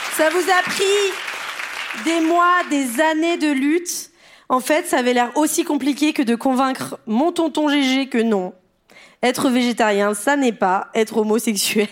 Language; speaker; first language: French; native; French